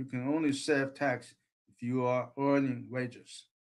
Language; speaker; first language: English; non-native, fluent; Chinese